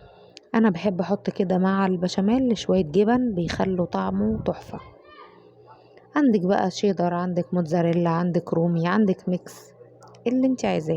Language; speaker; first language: Arabic; native; Arabic